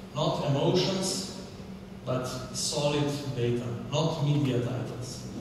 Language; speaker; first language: English; non-native, fluent; Slovenian